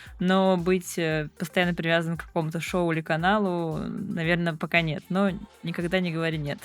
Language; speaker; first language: Russian; native; Russian